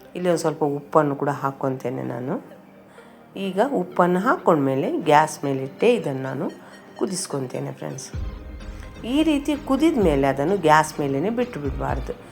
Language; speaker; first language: Kannada; native; Kannada